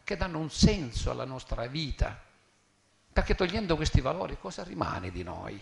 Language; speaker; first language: Italian; native; Italian